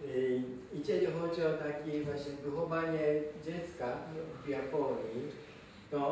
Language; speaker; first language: Polish; non-native, learner; Japanese